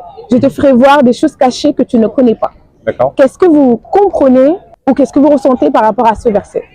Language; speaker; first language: French; native; French